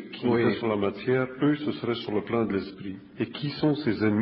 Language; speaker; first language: French; native; French